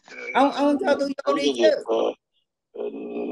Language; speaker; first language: Vietnamese; native; Vietnamese